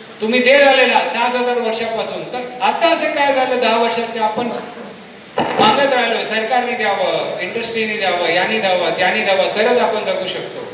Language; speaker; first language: Marathi; non-native, local second language; Hindi